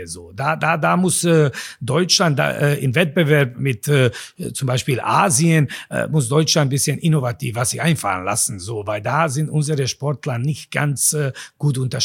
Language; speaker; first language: German; non-native, fluent; Bosnian